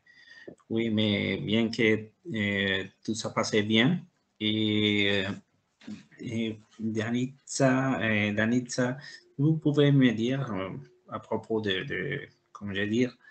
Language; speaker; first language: French; non-native, learner; Spanish